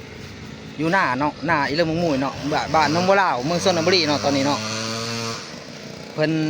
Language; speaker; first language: Thai; non-native, local second language; Lao